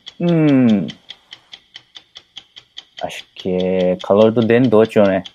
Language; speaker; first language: Portuguese; non-native, learner; Japanese